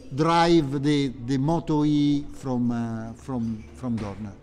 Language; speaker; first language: English; non-native, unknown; Italian